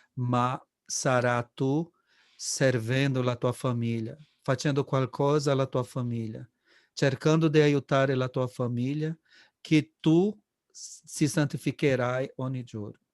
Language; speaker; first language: Italian; non-native, fluent; Portuguese